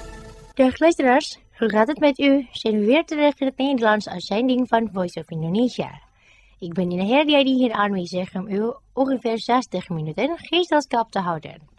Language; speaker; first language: Dutch; non-native, fluent; Indonesian